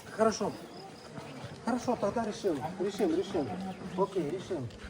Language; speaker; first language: Russian; non-native, learner; Czech